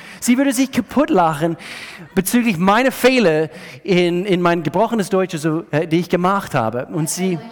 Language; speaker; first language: German; non-native, fluent; English